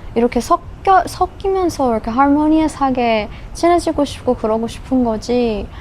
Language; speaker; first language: Korean; non-native, fluent; Persian